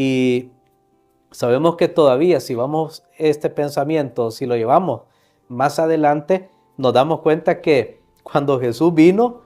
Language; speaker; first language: Spanish; native; Spanish